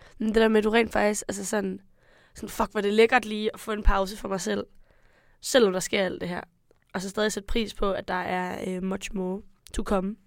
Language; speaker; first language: Danish; native; Danish